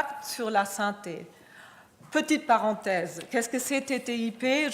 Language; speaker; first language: French; non-native, fluent; German